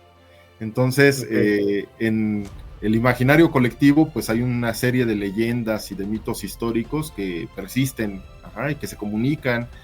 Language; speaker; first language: Spanish; native; Spanish